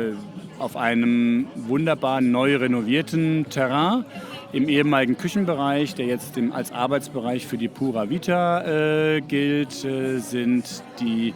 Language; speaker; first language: German; native; German